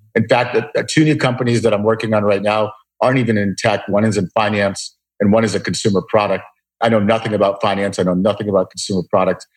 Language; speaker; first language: English; early bilingual, other home language; Russian